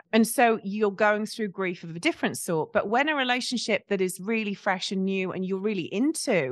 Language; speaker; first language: English; native; English